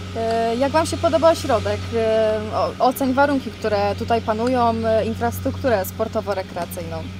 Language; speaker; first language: Polish; native; Polish